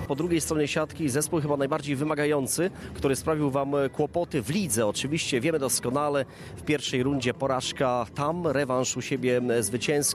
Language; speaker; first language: Polish; native; Polish